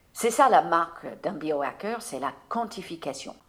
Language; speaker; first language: French; non-native, fluent; English